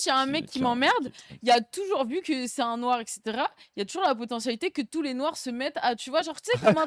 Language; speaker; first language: French; native; French